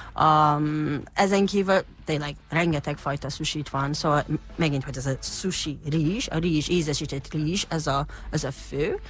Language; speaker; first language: Hungarian; non-native, fluent; Japanese